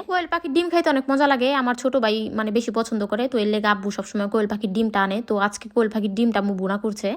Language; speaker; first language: Bangla; native; Bangla